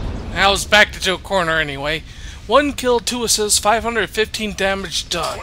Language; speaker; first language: English; native; English